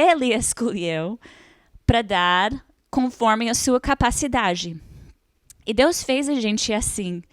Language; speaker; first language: Portuguese; non-native, fluent; English